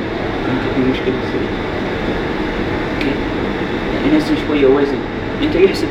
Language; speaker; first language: Arabic; non-native, learner; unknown